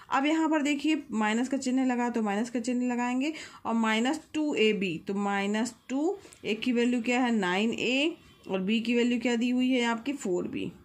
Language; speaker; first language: Hindi; native; Hindi